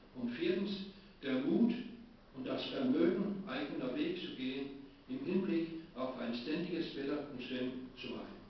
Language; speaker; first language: German; non-native, learner; Danish